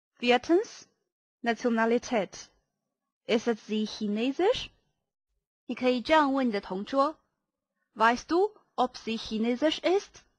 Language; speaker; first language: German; non-native, fluent; Chinese